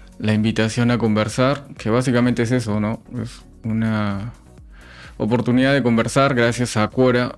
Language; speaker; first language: Spanish; native; Spanish